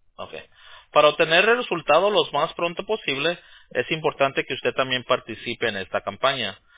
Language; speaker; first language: Spanish; early bilingual, heritage; Spanish